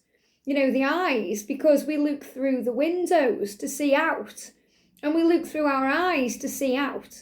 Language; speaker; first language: English; native; English